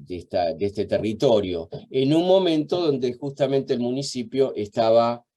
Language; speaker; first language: Spanish; native; Spanish